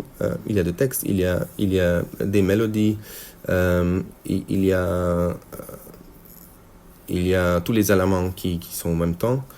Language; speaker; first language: French; non-native, fluent; Hungarian